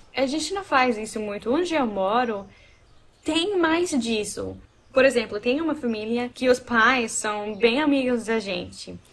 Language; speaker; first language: Portuguese; non-native, fluent; English